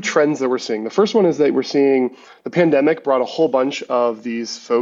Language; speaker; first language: English; native; English